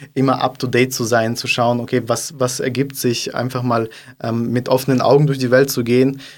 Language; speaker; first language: German; non-native, fluent; Russian